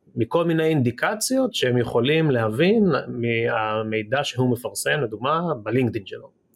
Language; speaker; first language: Hebrew; native; Hebrew